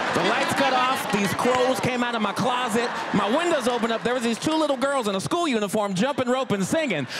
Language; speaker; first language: English; native; English